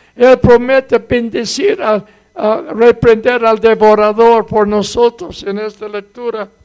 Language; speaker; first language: Spanish; non-native, fluent; English